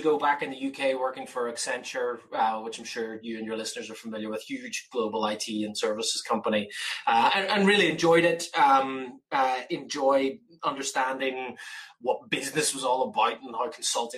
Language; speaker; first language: English; native; English